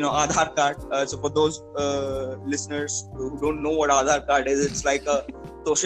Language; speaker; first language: English; non-native, local second language; Telugu